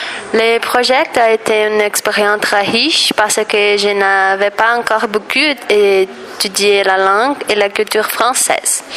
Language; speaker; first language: French; non-native, learner; Portuguese